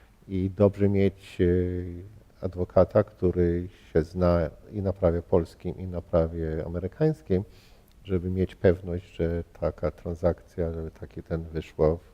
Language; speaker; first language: Polish; early bilingual, heritage; Polish